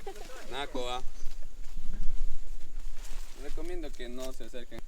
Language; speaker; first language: Spanish; native; Spanish